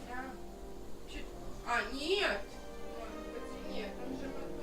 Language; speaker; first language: Russian; native; Russian